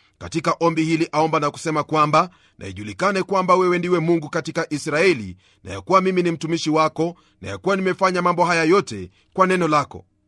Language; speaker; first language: Swahili; non-native, local second language; Luyia